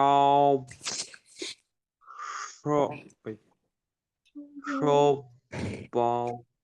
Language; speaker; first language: Chinese; non-native, learner; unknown